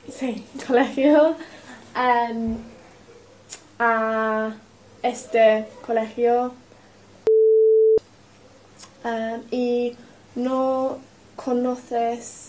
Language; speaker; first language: Spanish; non-native, learner; English